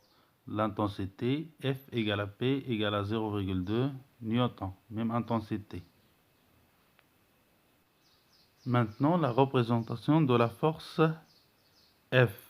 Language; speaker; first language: French; non-native, local second language; Arabic